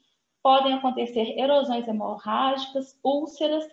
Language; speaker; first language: Portuguese; native; Portuguese